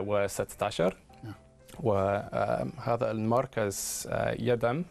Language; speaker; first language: Arabic; non-native, fluent; English